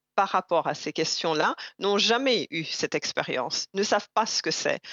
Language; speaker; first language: French; non-native, local second language; Rundi